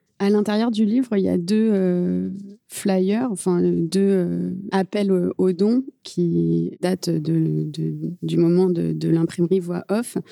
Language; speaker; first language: French; native; French